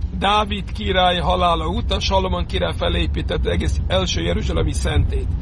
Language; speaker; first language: Hungarian; non-native, fluent; Yiddish